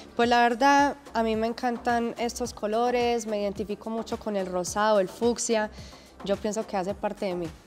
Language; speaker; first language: Spanish; early bilingual, heritage; English